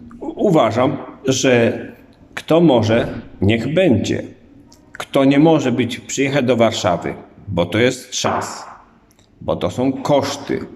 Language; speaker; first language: Polish; native; Polish